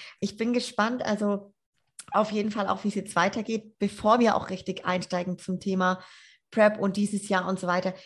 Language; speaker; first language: German; native; German